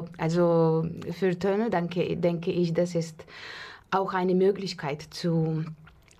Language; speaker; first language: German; non-native, learner; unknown